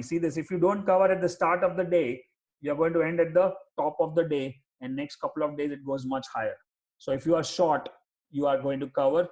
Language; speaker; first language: English; non-native, local second language; Hindi